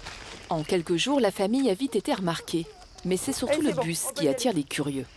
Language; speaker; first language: French; native; French